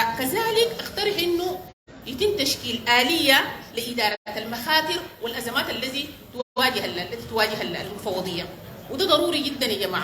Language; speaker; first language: Arabic; native; Arabic